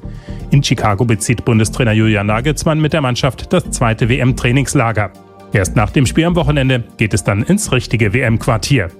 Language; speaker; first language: German; native; German